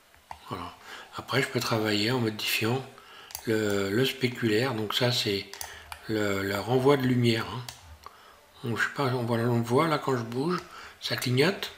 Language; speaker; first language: French; native; French